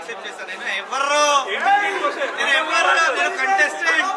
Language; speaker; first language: Telugu; non-native, learner; Hindi